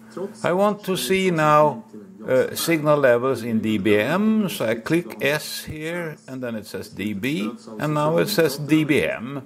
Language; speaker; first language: English; non-native, fluent; Swedish